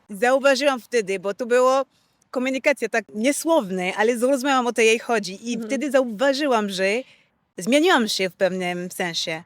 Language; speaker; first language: Polish; non-native, fluent; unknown